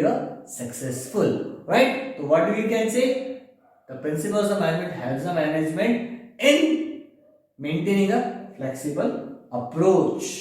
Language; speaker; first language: English; non-native, local second language; Hindi